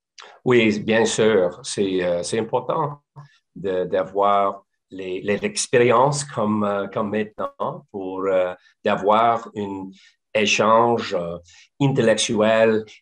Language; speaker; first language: French; non-native, local second language; English